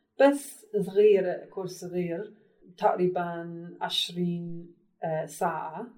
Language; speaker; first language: Arabic; non-native, learner; English